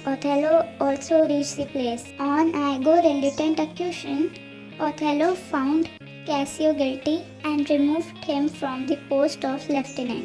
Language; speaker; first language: English; non-native, local second language; Hindi